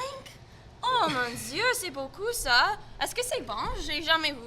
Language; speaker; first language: French; non-native, local second language; English